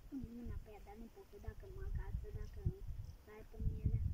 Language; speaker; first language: Romanian; early bilingual, heritage; Romanian